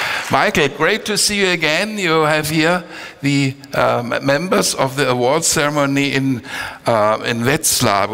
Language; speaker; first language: English; non-native, fluent; German